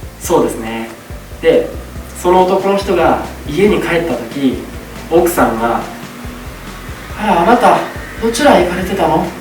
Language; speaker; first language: Japanese; native; Japanese